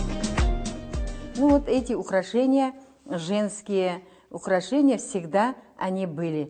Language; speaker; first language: Russian; non-native, local second language; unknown